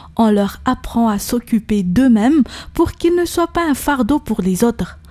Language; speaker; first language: French; non-native, local second language; Malagasy